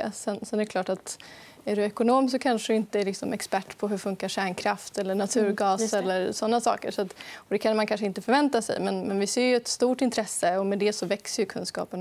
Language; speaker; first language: Swedish; native; Swedish